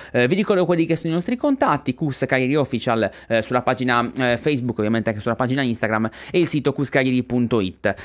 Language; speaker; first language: Italian; native; Italian